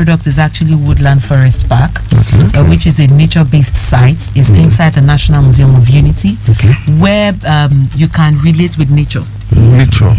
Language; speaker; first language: English; non-native, local second language; Yoruba